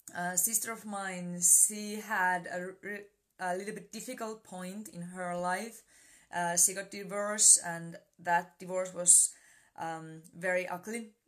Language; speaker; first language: English; non-native, fluent; Finnish